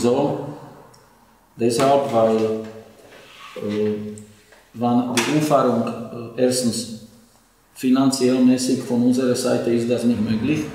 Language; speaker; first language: German; non-native, learner; Slovak